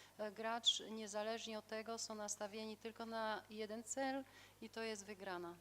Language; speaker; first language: Polish; non-native, fluent; Albanian